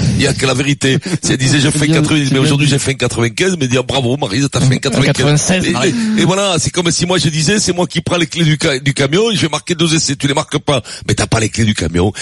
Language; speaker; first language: French; native; French